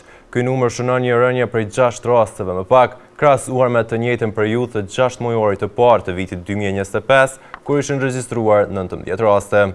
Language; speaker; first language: Albanian; native; Albanian